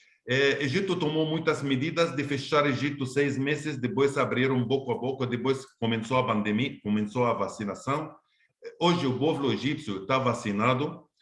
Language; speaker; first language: Portuguese; non-native, fluent; Arabic